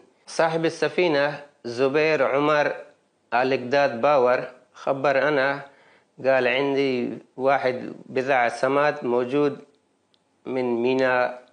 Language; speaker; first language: Arabic; non-native, learner; Baluchi